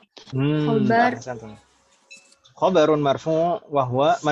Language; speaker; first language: Arabic; non-native, fluent; Indonesian